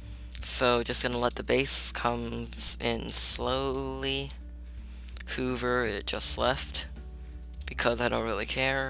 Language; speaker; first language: English; native; English